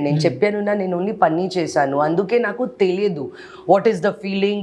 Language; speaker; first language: Telugu; non-native, learner; Hindi